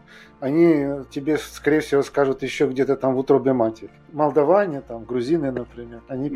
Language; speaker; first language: Russian; native; Russian